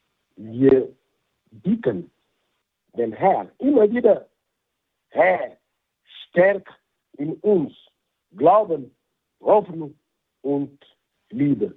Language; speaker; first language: German; non-native, fluent; French